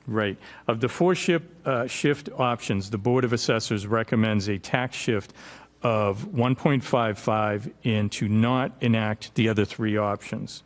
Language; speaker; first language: English; native; English